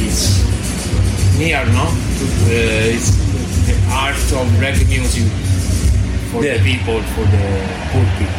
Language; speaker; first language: English; non-native, learner; Italian